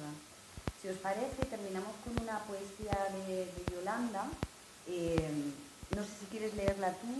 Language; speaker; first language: Spanish; native; Spanish